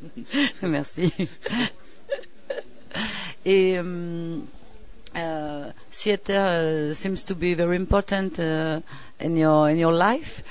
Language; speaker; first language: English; non-native, learner; French